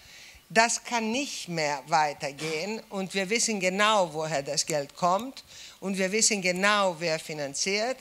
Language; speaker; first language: German; non-native, fluent; Greek